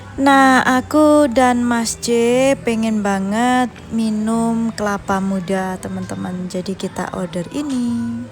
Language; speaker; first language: Indonesian; native; Indonesian